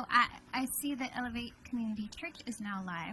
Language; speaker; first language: English; native; English